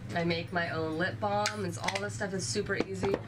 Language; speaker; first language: English; native; English